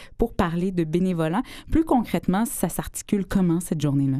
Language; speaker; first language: French; native; French